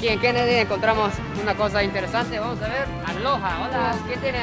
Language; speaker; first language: Spanish; non-native, fluent; Japanese